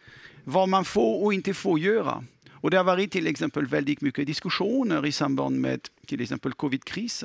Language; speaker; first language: Swedish; non-native, fluent; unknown